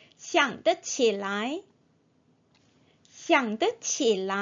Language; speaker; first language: Chinese; non-native, fluent; Korean